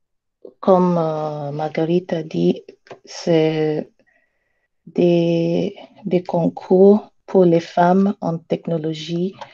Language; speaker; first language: French; non-native, learner; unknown